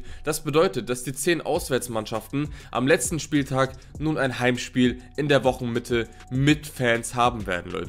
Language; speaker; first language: German; native; German